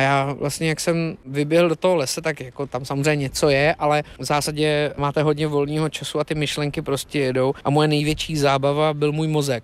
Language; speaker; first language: Czech; native; Czech